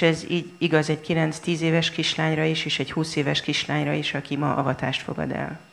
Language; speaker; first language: Hungarian; native; Hungarian